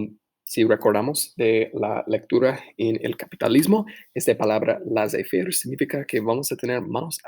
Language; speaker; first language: Spanish; non-native, fluent; English